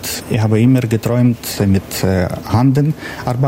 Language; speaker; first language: German; non-native, learner; Ukrainian